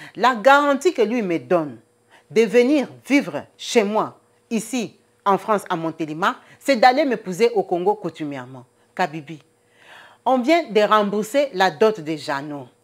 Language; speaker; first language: French; non-native, local second language; Lingala